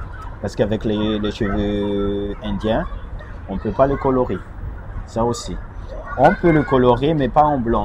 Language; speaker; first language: French; non-native, fluent; Chinese